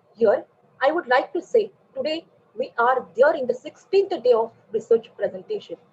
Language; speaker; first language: English; non-native, local second language; Marathi